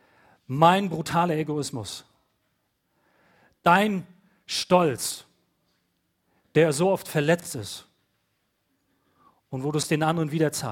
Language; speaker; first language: German; native; German